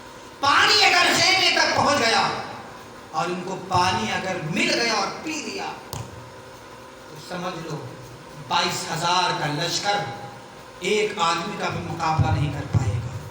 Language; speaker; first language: Urdu; native; Urdu